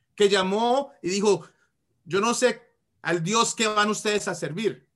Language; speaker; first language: Spanish; native; Spanish